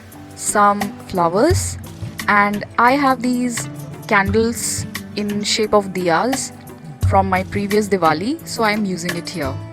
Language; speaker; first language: English; non-native, local second language; Hindi